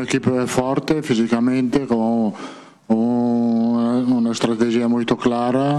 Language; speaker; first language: Portuguese; non-native, fluent; Italian